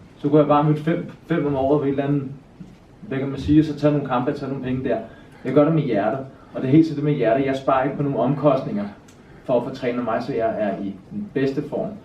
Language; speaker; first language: Danish; native; Danish